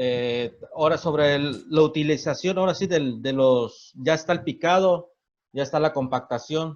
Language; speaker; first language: Spanish; native; Spanish